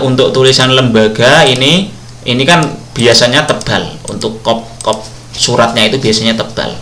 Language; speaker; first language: Indonesian; non-native, local second language; Javanese